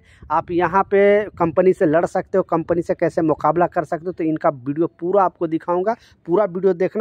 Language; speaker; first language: Hindi; native; Hindi